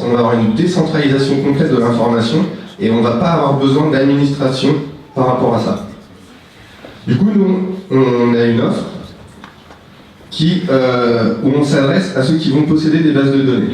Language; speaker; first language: French; native; French